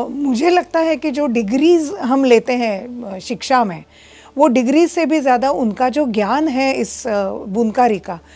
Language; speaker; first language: Hindi; non-native, local second language; Marathi